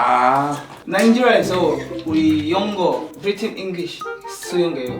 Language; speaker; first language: Korean; non-native, learner; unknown